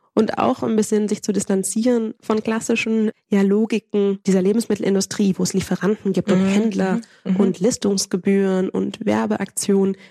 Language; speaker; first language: German; early bilingual, other home language; Spanish